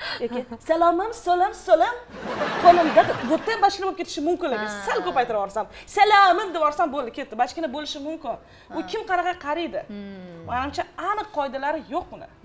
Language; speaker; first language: Uzbek; native; Uzbek